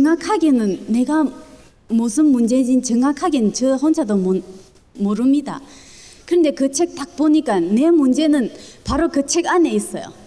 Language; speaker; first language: Korean; early bilingual, other home language; Chinese